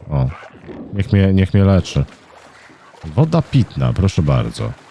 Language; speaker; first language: Polish; native; Polish